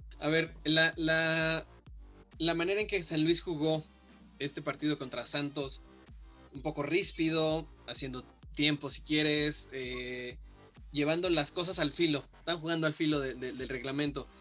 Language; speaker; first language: Spanish; native; Spanish